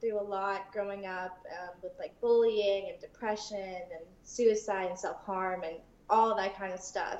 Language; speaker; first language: English; native; English